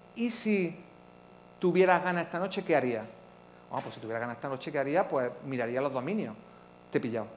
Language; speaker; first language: Spanish; native; Spanish